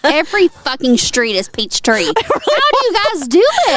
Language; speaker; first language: English; native; English